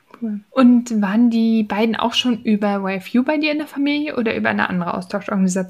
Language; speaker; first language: German; native; German